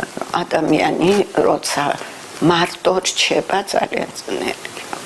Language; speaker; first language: Georgian; early bilingual, heritage; Georgian